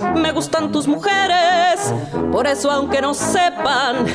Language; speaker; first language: Spanish; native; Spanish